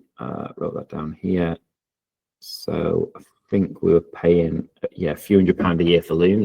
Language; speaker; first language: English; native; English